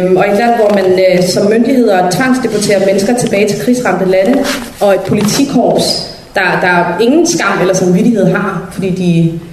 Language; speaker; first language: Danish; early bilingual, other home language; Somali